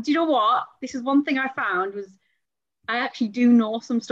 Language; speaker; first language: English; native; English